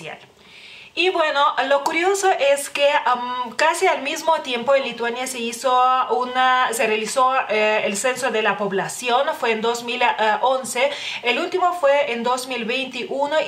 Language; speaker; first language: Spanish; non-native, fluent; Lithuanian